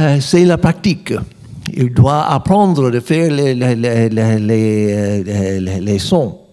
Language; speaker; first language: French; non-native, learner; English